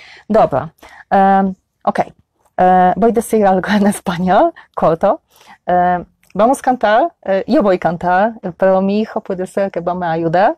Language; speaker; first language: Spanish; non-native, learner; Polish